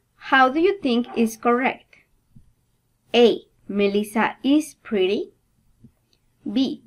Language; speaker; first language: English; non-native, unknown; Spanish